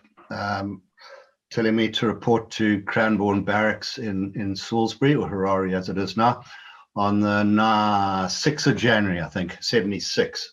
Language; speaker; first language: English; native; English